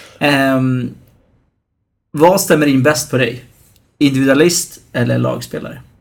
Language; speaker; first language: Swedish; early bilingual, other home language; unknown